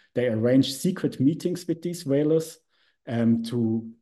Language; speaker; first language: English; non-native, fluent; Swiss German